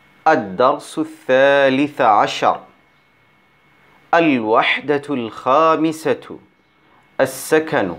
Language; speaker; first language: Arabic; non-native, fluent; Bangla